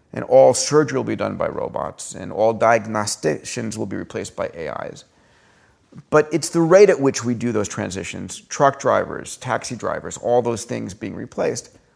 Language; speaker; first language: English; early bilingual, other home language; Greek